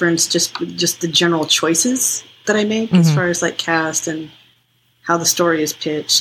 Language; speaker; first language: English; native; English